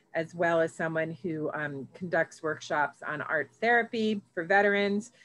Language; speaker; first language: English; native; English